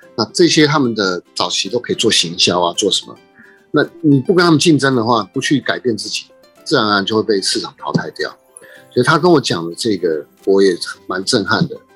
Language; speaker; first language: Chinese; native; Chinese